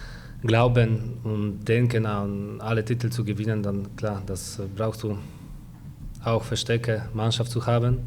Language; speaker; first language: German; non-native, fluent; Polish